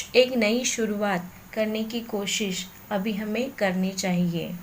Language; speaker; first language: Hindi; non-native, local second language; Marathi